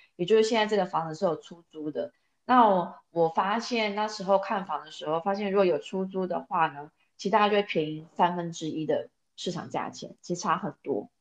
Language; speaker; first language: Chinese; native; Chinese